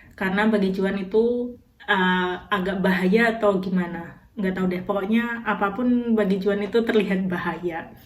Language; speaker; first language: Indonesian; native; Indonesian